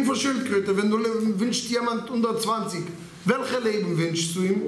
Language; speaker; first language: German; non-native, learner; Hebrew